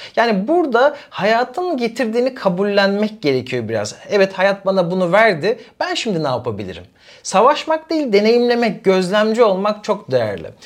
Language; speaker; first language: Turkish; native; Turkish